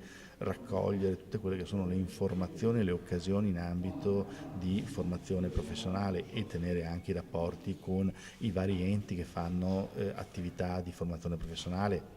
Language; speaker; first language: Italian; native; Italian